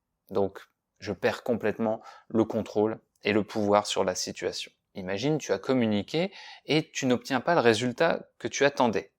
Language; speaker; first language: French; native; French